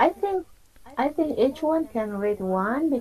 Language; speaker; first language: English; non-native, fluent; Spanish